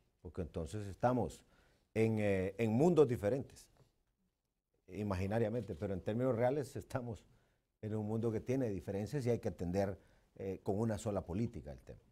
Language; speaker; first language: Spanish; native; Spanish